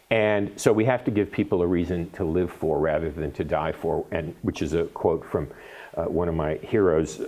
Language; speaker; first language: English; native; English